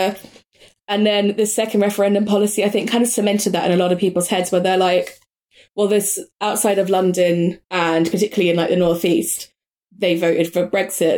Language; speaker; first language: English; native; English